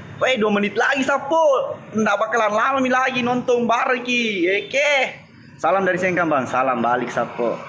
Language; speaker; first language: Indonesian; non-native, local second language; Buginese